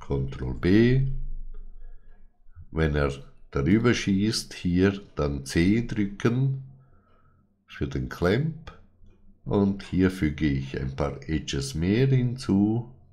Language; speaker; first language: German; non-native, fluent; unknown